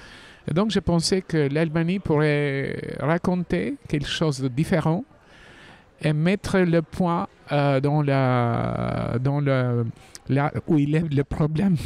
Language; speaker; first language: French; non-native, fluent; Albanian